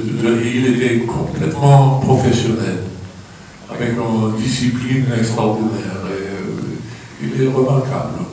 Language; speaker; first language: French; non-native, fluent; Swedish